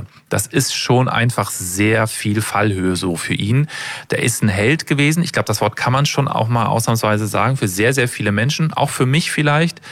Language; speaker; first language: German; native; German